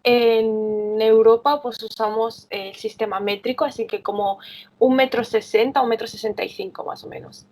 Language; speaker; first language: Spanish; early bilingual, other home language; Romanian